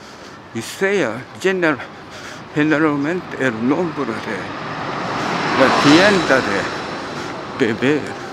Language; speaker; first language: Spanish; non-native, learner; Japanese